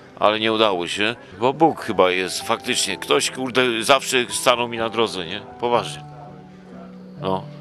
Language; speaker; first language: Polish; native; Polish